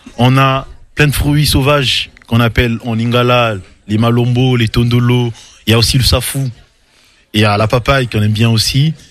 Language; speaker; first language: French; non-native, local second language; Lingala